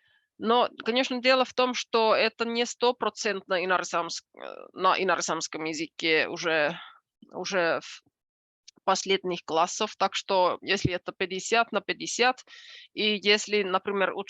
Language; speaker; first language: Russian; non-native, fluent; Finnish